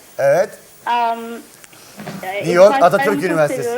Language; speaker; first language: Turkish; native; Turkish